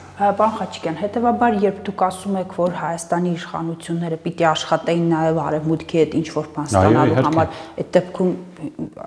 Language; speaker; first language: Armenian; native; Armenian